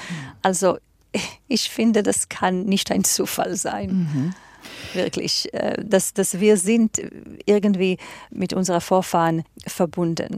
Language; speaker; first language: German; non-native, fluent; Hebrew